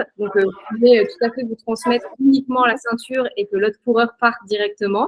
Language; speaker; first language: French; native; French